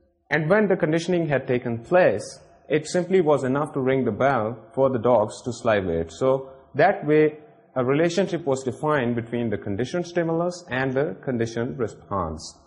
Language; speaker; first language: English; non-native, local second language; Urdu